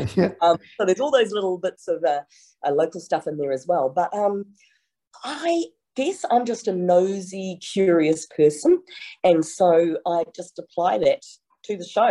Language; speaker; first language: English; native; English